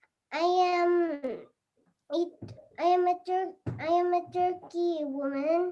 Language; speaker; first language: English; non-native, learner; Bangla